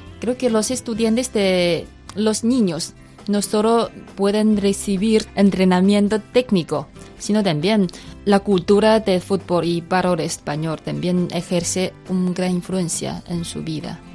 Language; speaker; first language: Spanish; non-native, fluent; Chinese